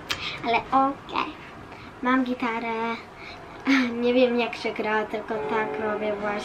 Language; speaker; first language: Polish; early bilingual, heritage; Polish